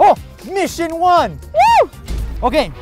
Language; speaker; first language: Korean; non-native, fluent; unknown